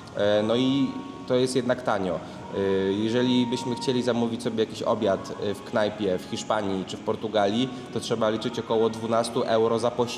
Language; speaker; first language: Polish; native; Polish